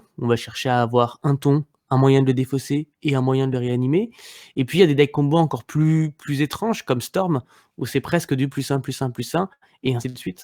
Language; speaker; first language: French; native; French